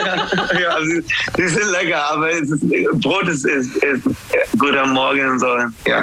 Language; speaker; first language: German; non-native, learner; English